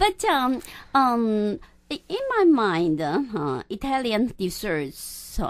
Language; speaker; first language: English; non-native, local second language; Chinese